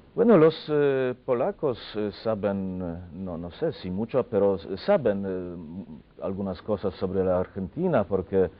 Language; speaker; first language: Spanish; non-native, fluent; Polish